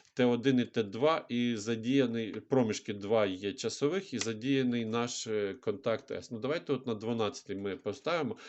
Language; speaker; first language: Ukrainian; non-native, local second language; Russian